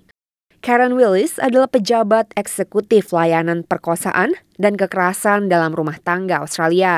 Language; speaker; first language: Indonesian; native; Indonesian